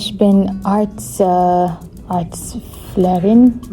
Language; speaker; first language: German; non-native, learner; Amharic